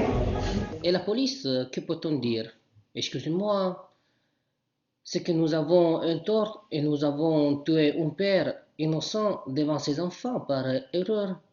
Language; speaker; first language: French; non-native, learner; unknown